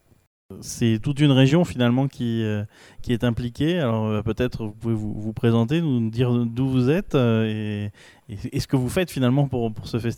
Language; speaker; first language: French; native; French